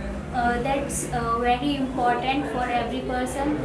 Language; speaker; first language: English; non-native, learner; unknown